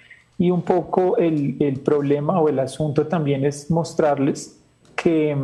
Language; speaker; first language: Spanish; native; Spanish